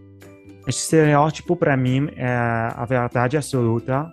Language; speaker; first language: Portuguese; non-native, fluent; Italian